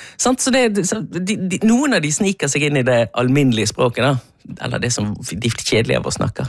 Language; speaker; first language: Norwegian; native; Norwegian